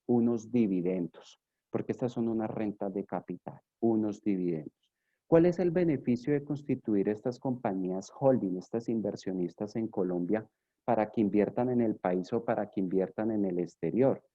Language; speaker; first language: Spanish; native; Spanish